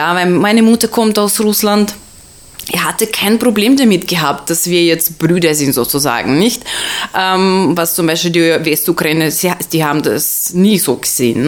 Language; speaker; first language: German; non-native, fluent; Russian